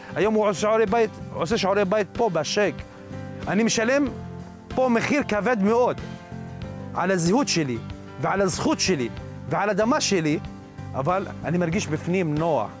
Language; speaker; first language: Hebrew; non-native, local second language; Arabic